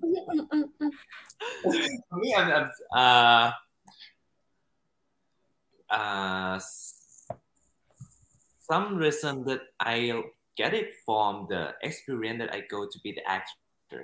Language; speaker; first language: English; non-native, fluent; Thai